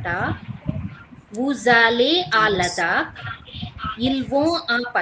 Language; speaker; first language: French; non-native, learner; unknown